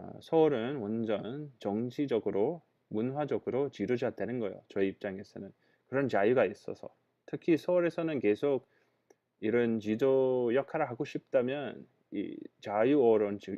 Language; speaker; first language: Korean; non-native, fluent; English